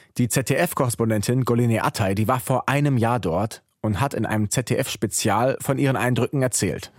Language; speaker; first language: German; native; German